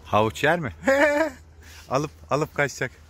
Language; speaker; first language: Turkish; native; Turkish